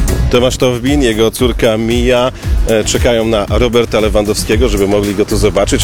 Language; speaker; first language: Polish; native; Polish